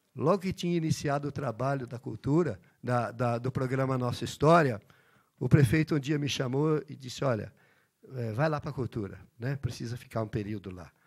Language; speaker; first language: Portuguese; early bilingual, other home language; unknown